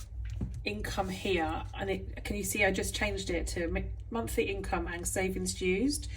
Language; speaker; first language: English; native; English